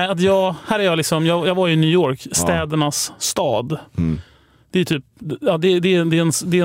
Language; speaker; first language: Swedish; native; Swedish